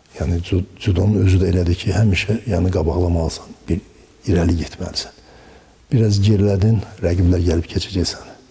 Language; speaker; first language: Azerbaijani; native; Azerbaijani